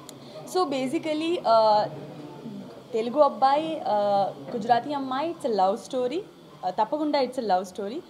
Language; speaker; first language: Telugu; non-native, learner; Gujarati